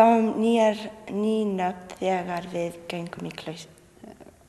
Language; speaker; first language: Icelandic; non-native, learner; English